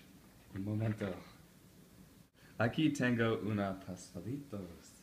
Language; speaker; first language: Spanish; non-native, learner; English